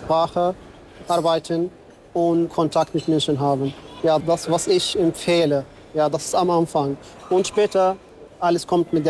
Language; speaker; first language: German; non-native, fluent; Arabic